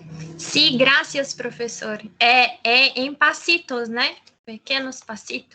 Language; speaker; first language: Spanish; non-native, learner; Portuguese